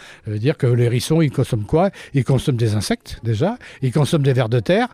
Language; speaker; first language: French; native; French